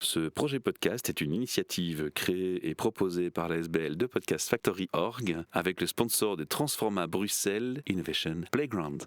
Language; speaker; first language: French; native; French